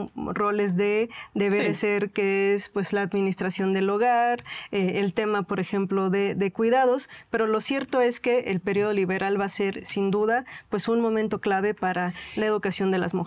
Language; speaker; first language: Spanish; native; Spanish